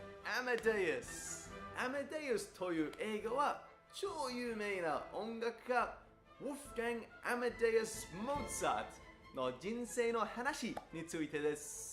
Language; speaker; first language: Japanese; non-native, fluent; English